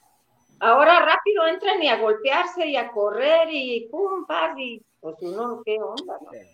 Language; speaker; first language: Spanish; native; Spanish